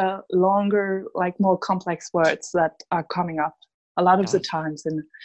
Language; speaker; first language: English; non-native, fluent; Danish